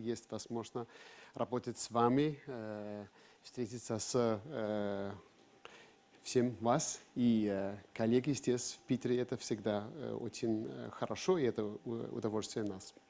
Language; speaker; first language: Russian; non-native, fluent; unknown